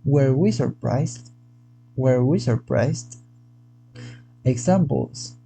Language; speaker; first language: English; non-native, fluent; Spanish